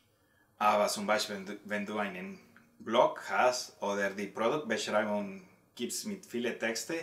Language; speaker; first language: German; non-native, learner; Spanish